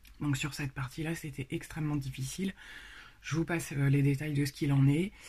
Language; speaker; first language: French; native; French